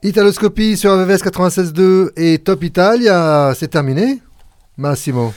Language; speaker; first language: French; native; French